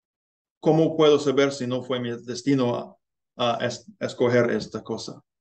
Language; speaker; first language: Spanish; non-native, learner; English